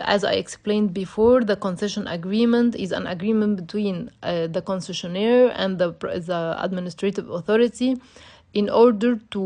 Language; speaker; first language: English; non-native, fluent; Arabic